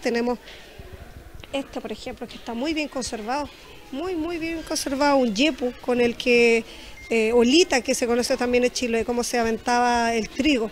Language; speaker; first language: Spanish; native; Spanish